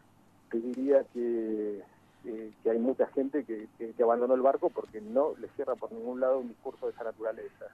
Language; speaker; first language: Spanish; native; Spanish